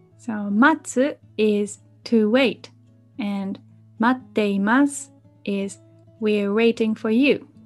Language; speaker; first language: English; non-native, fluent; Japanese